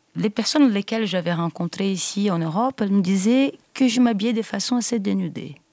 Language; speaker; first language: French; non-native, fluent; Portuguese